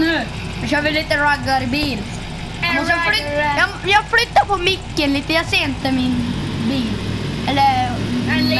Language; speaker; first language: Swedish; native; Swedish